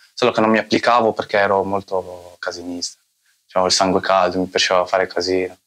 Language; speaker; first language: Italian; early bilingual, other home language; Arabic